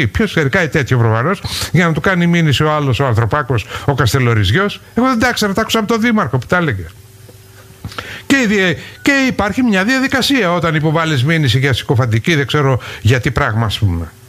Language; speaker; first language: Greek; native; Greek